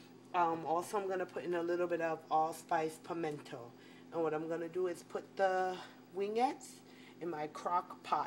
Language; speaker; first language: English; native; English